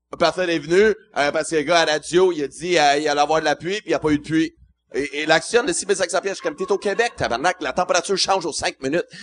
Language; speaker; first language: French; non-native, local second language; English